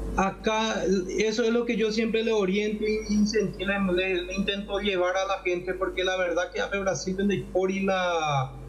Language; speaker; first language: Spanish; native; Spanish